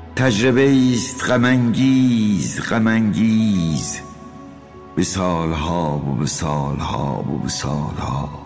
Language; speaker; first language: Persian; native; Persian